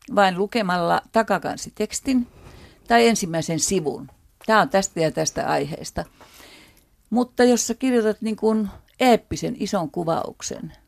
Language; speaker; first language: Finnish; native; Finnish